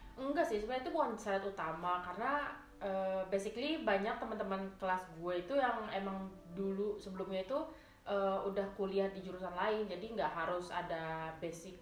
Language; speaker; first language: Indonesian; native; Indonesian